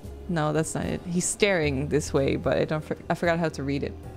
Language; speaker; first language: English; non-native, fluent; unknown